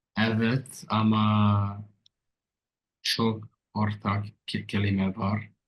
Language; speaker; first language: Turkish; non-native, learner; English